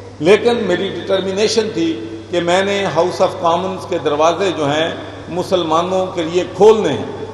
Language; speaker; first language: Urdu; non-native, local second language; Punjabi